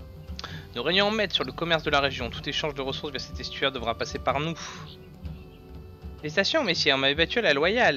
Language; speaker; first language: French; native; French